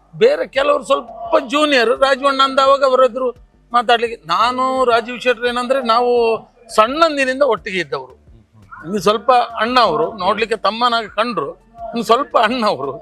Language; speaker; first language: Kannada; non-native, local second language; Tulu